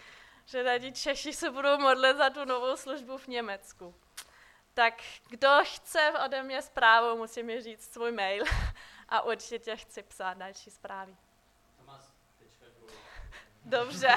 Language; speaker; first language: Czech; non-native, fluent; German